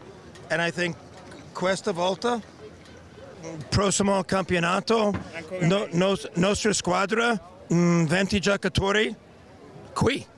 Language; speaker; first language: Italian; non-native, learner; English